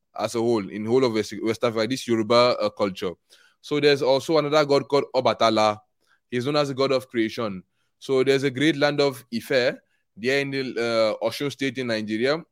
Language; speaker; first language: English; non-native, local second language; Igbo